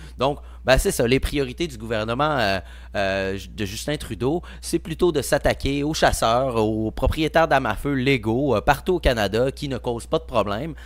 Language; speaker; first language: French; native; French